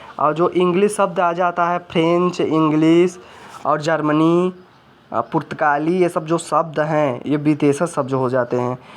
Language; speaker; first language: Hindi; native; Hindi